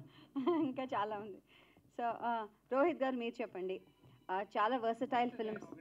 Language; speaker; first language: Telugu; native; Telugu